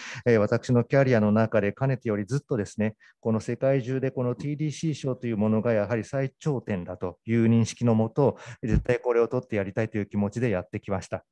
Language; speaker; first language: Japanese; native; Japanese